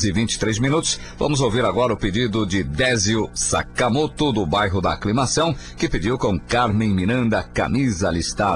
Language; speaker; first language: Portuguese; native; Portuguese